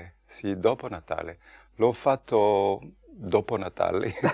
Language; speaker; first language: Italian; non-native, fluent; French